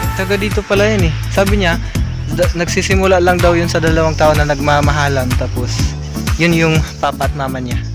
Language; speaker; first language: Filipino; non-native, local second language; Cebuano